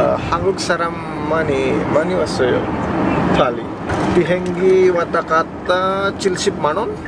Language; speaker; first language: Korean; non-native, learner; Indonesian